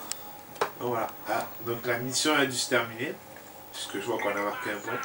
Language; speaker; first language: French; native; French